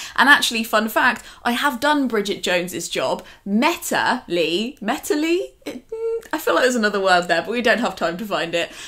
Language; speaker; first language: English; native; English